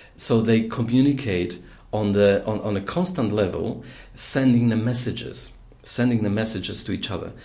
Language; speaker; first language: English; non-native, fluent; Polish